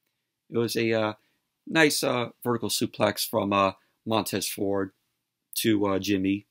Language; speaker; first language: English; native; English